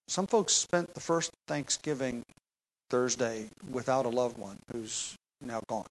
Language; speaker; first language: English; native; English